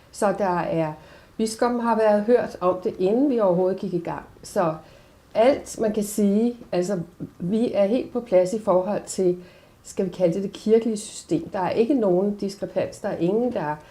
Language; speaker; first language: Danish; native; Danish